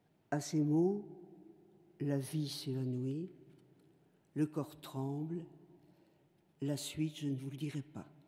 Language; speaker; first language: French; native; French